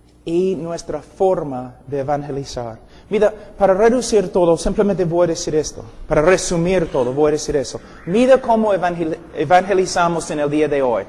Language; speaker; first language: Spanish; non-native, fluent; English